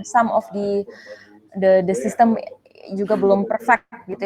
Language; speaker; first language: Indonesian; native; Indonesian